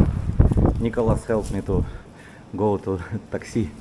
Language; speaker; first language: English; non-native, learner; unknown